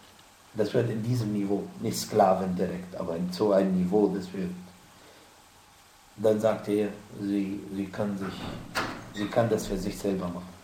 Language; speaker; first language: German; non-native, fluent; Arabic